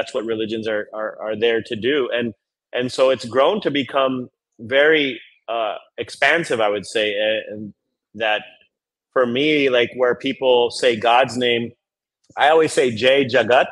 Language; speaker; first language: English; native; English